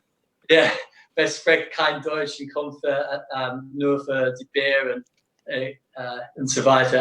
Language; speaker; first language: German; non-native, learner; English